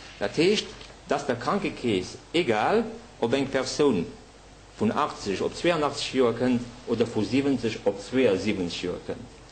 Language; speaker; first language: Luxembourgish; native; Luxembourgish